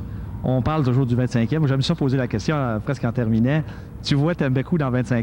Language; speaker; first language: French; native; French